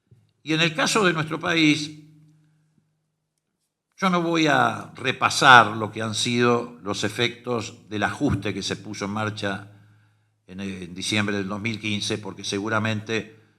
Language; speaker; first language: Spanish; native; Spanish